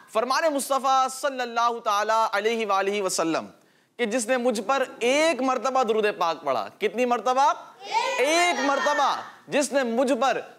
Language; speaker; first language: Urdu; native; Urdu